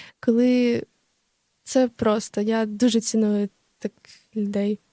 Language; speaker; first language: Ukrainian; native; Ukrainian